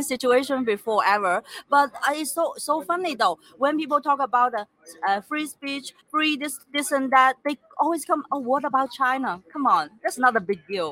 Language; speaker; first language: English; non-native, fluent; Chinese